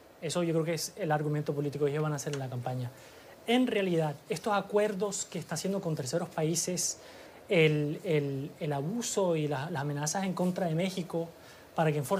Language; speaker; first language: Spanish; early bilingual, heritage; Spanish